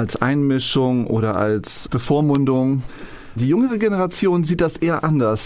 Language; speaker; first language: German; early bilingual, other home language; Polish